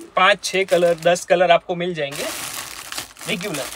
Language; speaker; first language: Hindi; non-native, local second language; Gujarati